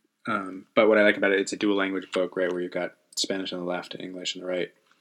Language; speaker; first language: English; native; English